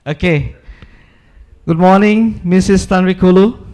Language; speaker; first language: English; non-native, local second language; Indonesian